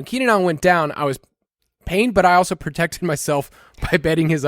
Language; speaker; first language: English; native; English